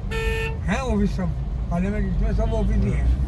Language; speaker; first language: Hindi; native; Hindi